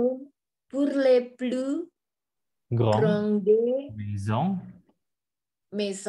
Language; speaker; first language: French; non-native, learner; Indonesian